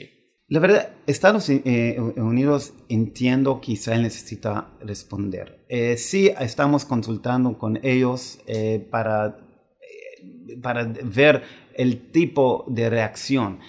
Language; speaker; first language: Spanish; non-native, fluent; Hebrew